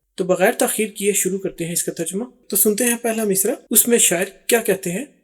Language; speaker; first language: Urdu; native; Urdu